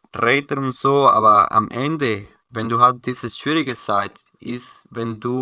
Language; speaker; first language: German; non-native, learner; Spanish